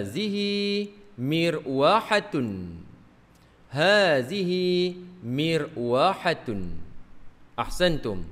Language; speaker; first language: Arabic; non-native, fluent; Malay